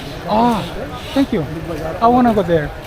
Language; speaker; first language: English; non-native, learner; Korean